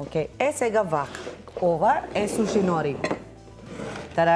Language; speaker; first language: Macedonian; non-native, learner; Filipino